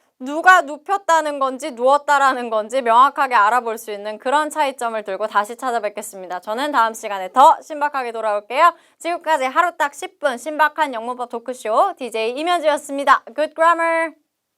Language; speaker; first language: Korean; native; Korean